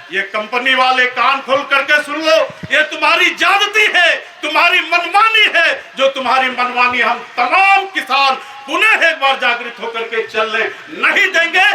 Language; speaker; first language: Hindi; native; Hindi